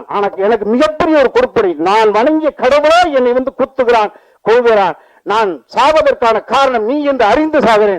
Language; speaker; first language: Tamil; native; Tamil